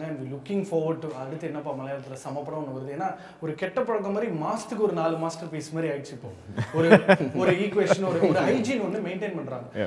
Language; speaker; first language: Tamil; native; Tamil